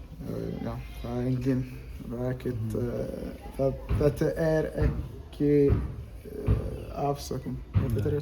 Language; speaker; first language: Icelandic; non-native, learner; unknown